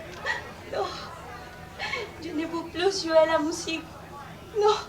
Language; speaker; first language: French; non-native, fluent; Spanish